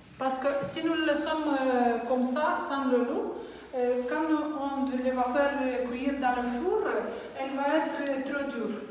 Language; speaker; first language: French; non-native, learner; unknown